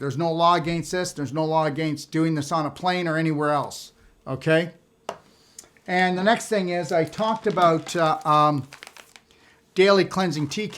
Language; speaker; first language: English; native; English